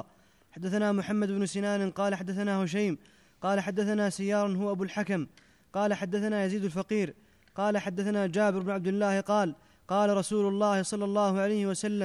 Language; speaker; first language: Arabic; native; Arabic